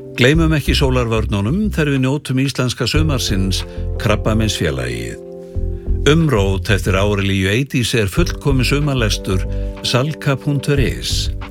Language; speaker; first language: Icelandic; native; Icelandic